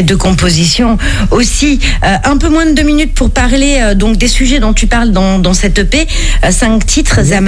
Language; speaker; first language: French; native; French